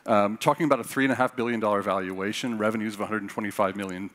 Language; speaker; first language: English; native; English